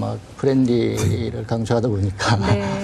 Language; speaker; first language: Korean; native; Korean